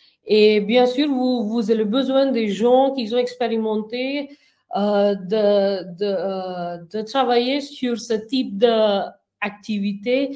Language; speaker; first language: French; non-native, fluent; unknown